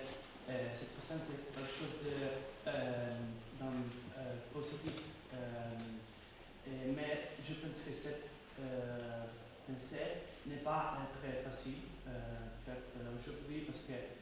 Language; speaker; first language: French; non-native, fluent; Italian